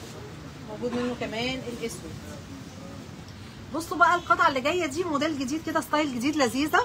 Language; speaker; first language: Arabic; native; Arabic